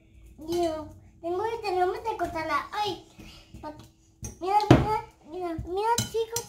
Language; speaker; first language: Spanish; early bilingual, heritage; Spanish